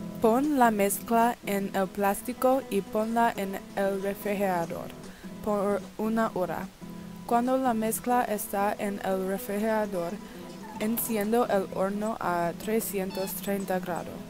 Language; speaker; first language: Spanish; non-native, learner; English